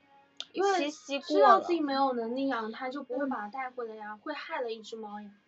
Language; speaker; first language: Chinese; native; Chinese